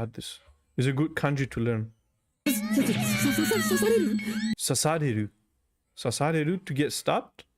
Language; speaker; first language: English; non-native, fluent; Greek